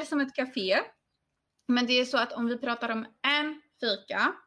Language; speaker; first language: Swedish; non-native, fluent; Polish